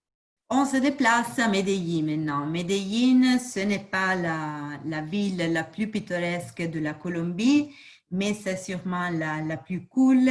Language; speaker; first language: French; non-native, fluent; Portuguese